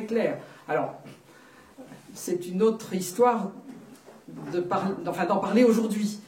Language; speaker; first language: French; native; French